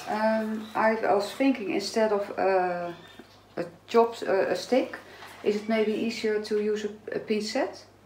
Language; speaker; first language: English; non-native, fluent; Dutch